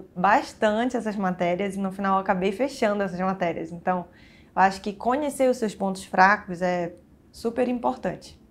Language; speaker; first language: Portuguese; native; Portuguese